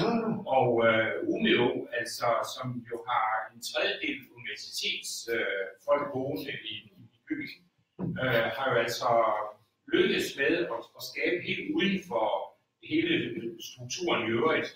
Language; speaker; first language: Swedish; non-native, learner; Danish